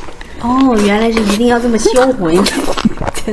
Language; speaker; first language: Chinese; native; Chinese